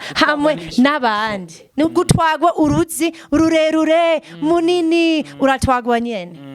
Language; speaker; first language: Rundi; non-native, fluent; English